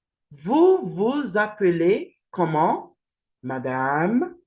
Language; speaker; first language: French; non-native, learner; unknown